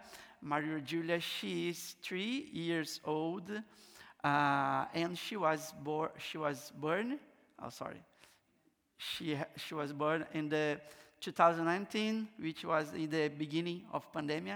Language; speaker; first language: English; non-native, learner; Portuguese